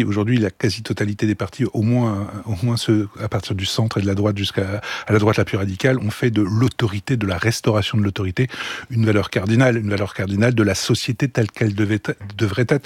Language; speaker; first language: French; native; French